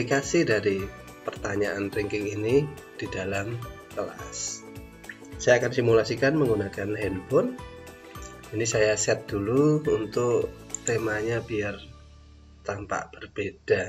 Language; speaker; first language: Indonesian; native; Indonesian